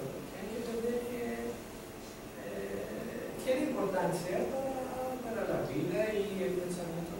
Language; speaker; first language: Portuguese; non-native, learner; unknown